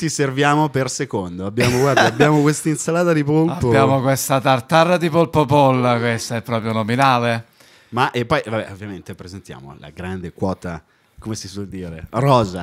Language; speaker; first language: Italian; native; Italian